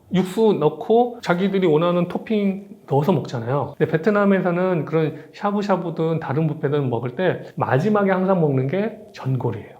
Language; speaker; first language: Korean; native; Korean